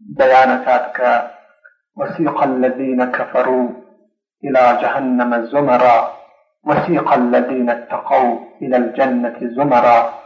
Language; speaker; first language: Central Kurdish; non-native, local second language; Gurani